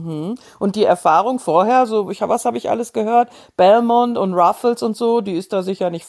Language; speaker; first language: German; native; German